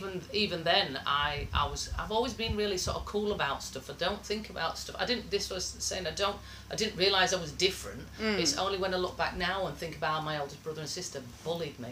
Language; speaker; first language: English; native; English